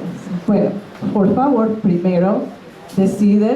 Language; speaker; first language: Spanish; non-native, fluent; English